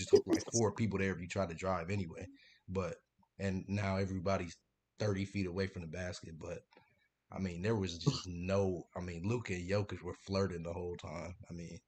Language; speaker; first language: English; native; English